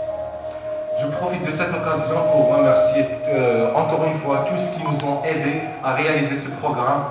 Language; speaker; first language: French; non-native, local second language; Arabic